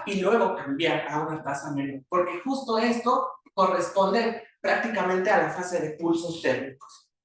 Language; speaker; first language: Spanish; native; Spanish